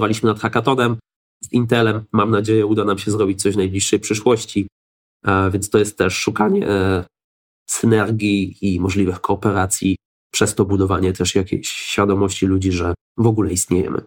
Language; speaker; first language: Polish; native; Polish